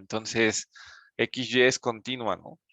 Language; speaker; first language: Spanish; native; Spanish